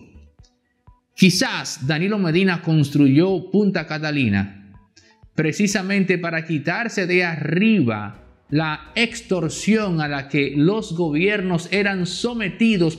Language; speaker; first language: Spanish; native; Spanish